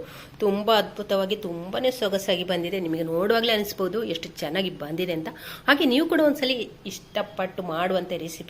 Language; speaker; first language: Kannada; native; Kannada